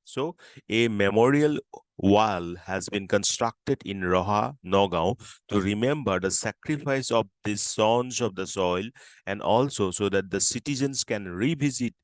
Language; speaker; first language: English; non-native, local second language; Assamese